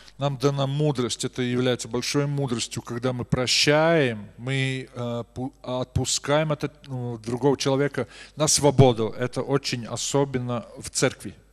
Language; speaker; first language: Russian; native; Russian